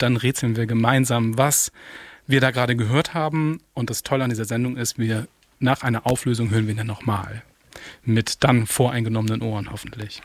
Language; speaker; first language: German; native; German